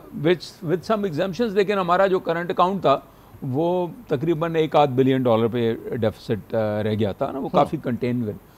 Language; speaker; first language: Urdu; non-native, local second language; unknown